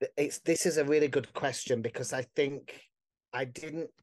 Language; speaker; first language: English; native; English